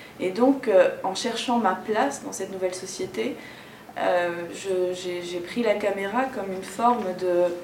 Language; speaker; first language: French; non-native, local second language; Arabic